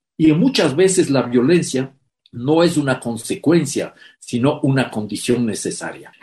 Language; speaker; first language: Spanish; native; Spanish